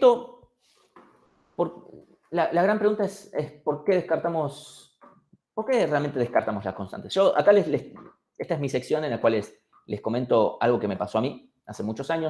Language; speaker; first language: Spanish; native; Spanish